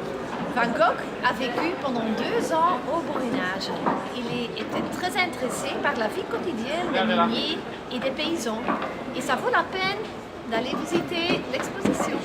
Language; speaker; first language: French; non-native, learner; Dutch